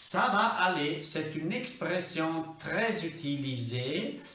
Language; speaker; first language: French; non-native, fluent; Italian